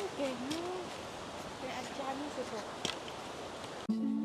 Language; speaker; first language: Thai; native; Thai